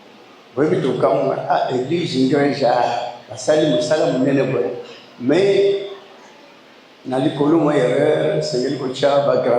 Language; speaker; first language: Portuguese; non-native, learner; Lingala